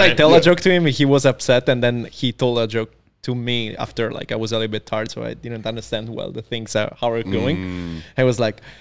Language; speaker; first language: English; non-native, fluent; Italian